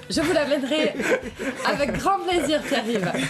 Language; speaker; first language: French; native; French